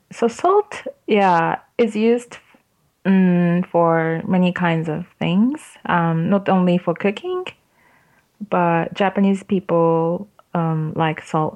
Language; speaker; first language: English; non-native, fluent; Japanese